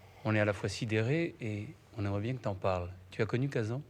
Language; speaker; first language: French; native; French